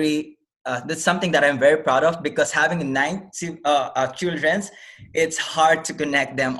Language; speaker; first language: English; non-native, local second language; Filipino